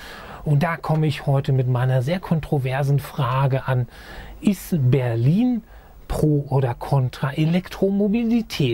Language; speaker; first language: German; native; German